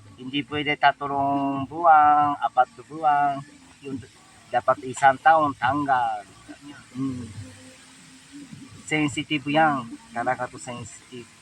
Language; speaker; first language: Filipino; non-native, learner; Japanese